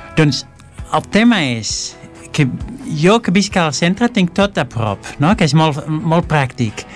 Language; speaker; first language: Catalan; non-native, fluent; Dutch